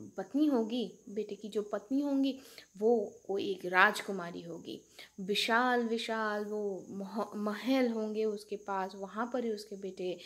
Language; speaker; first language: Hindi; non-native, local second language; Bangla